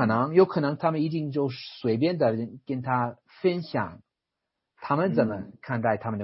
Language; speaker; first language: Chinese; non-native, fluent; English